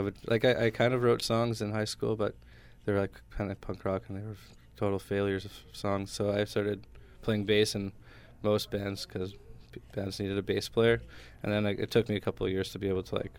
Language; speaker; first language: English; native; English